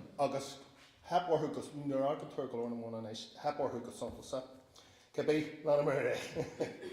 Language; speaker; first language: Irish; non-native, local second language; English